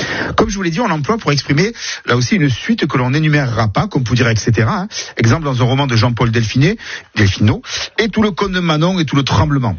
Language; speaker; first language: French; native; French